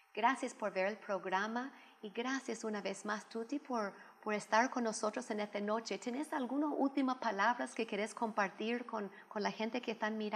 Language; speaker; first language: Spanish; non-native, fluent; English